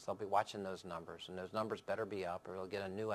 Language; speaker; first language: English; native; English